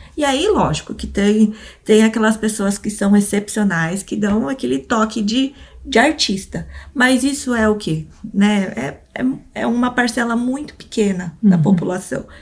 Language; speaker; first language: Portuguese; early bilingual, other home language; Korean